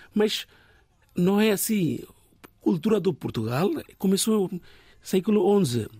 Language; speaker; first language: Portuguese; non-native, learner; Bangla